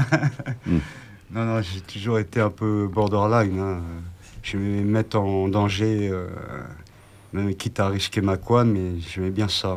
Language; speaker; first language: French; native; French